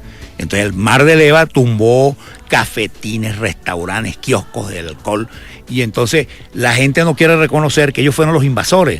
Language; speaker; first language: Spanish; native; Spanish